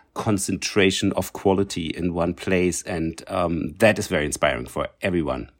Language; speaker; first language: English; non-native, fluent; German